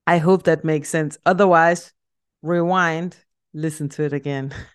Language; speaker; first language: English; non-native, fluent; Danish